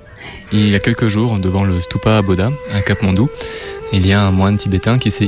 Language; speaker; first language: French; native; French